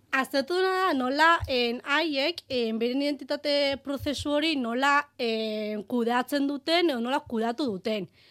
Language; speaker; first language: Basque; early bilingual, heritage; Basque